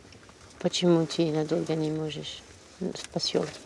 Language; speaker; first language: Russian; non-native, fluent; French